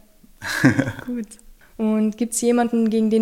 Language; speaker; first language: German; native; German